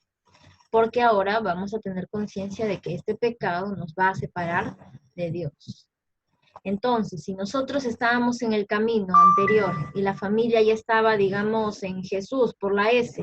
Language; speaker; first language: Spanish; native; Spanish